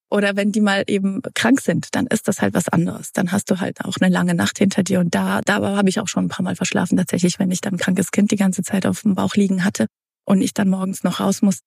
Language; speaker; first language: German; early bilingual, other home language; Romanian